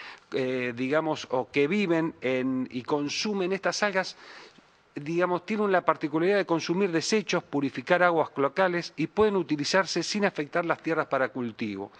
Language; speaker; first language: Spanish; native; Spanish